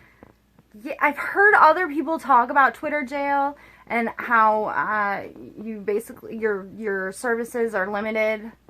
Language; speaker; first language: English; native; English